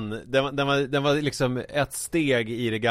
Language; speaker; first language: Swedish; native; Swedish